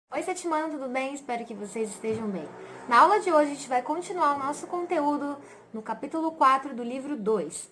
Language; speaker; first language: Portuguese; native; Portuguese